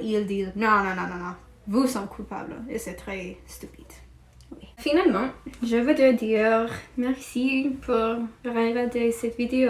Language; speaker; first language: French; non-native, learner; English